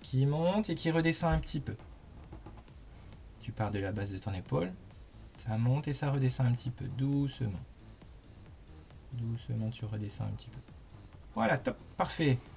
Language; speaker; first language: French; native; French